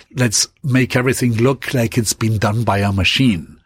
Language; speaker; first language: English; non-native, fluent; German